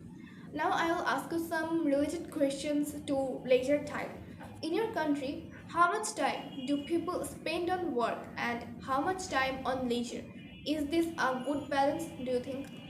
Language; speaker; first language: English; non-native, fluent; Bangla